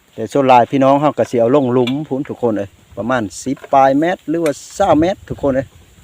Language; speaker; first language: Thai; native; Thai